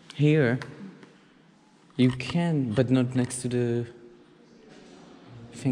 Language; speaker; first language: English; non-native, fluent; Slovak